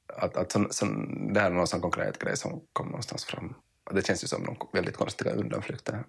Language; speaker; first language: Swedish; native; Swedish